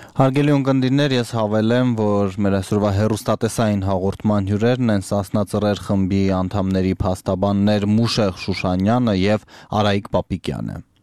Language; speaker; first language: Armenian; native; Armenian